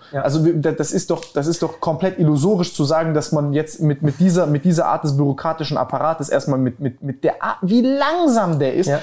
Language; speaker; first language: German; native; German